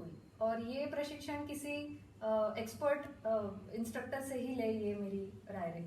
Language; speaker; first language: Hindi; non-native, local second language; Marathi